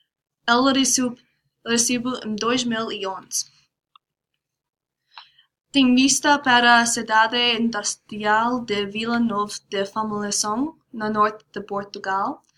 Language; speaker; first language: Portuguese; non-native, learner; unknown